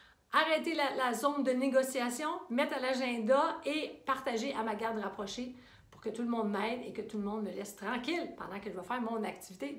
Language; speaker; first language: French; native; French